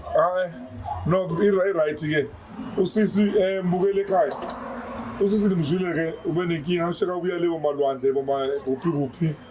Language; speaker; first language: Zulu; native; Zulu